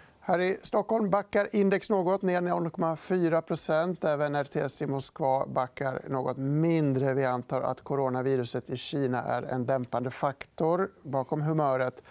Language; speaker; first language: Swedish; native; Swedish